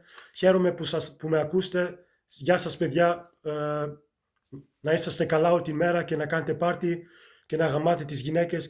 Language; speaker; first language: Greek; early bilingual, heritage; Greek